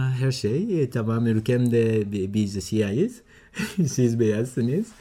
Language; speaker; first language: Turkish; non-native, learner; Swahili